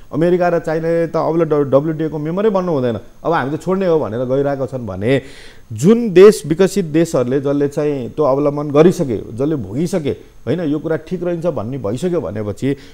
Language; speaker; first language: Nepali; native; Nepali